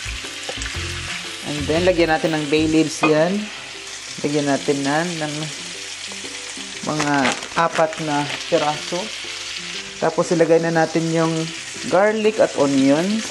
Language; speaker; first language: Filipino; native; Filipino